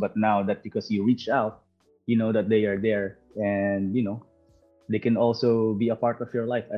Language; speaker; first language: English; non-native, local second language; Filipino